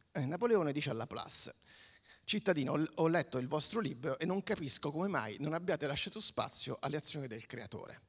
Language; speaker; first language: Italian; native; Italian